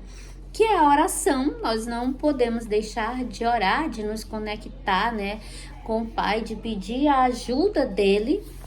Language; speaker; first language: Portuguese; native; Portuguese